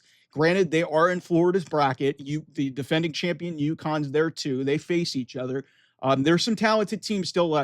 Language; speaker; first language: English; native; English